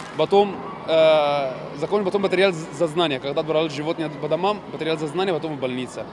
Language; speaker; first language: Russian; non-native, learner; Arabic